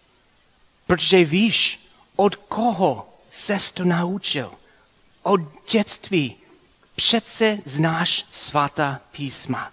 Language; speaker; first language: Czech; non-native, fluent; English